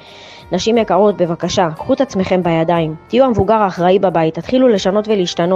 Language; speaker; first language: Hebrew; native; Hebrew